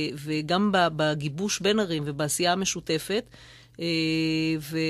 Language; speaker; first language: Hebrew; native; Hebrew